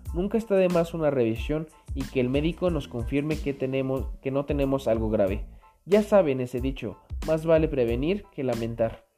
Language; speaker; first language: Spanish; native; Spanish